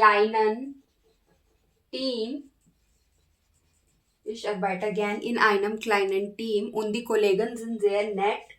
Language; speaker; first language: German; non-native, learner; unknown